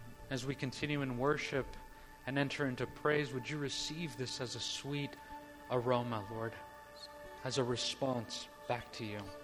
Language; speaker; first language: English; native; English